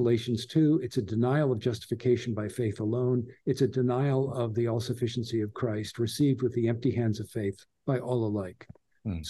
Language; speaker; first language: English; native; English